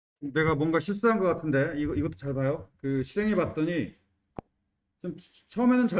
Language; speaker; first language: Korean; native; Korean